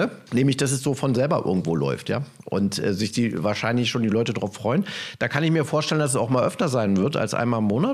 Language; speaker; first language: German; native; German